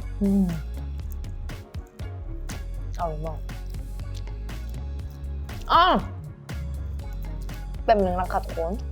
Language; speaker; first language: Thai; non-native, learner; Korean